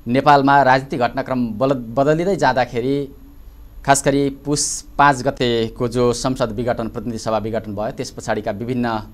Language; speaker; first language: Nepali; native; Nepali